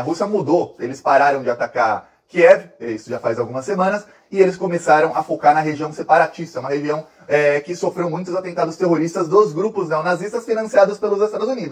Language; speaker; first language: Portuguese; native; Portuguese